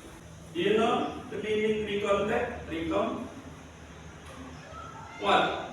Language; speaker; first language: English; non-native, learner; Indonesian